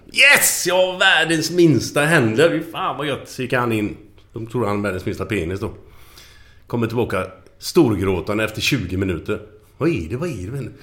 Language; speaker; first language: Swedish; native; Swedish